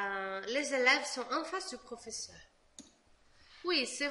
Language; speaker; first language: French; non-native, fluent; Portuguese